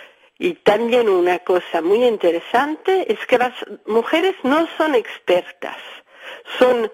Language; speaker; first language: Spanish; early bilingual, heritage; Spanish